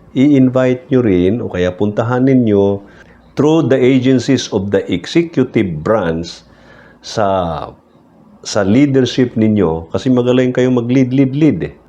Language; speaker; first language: Filipino; native; Filipino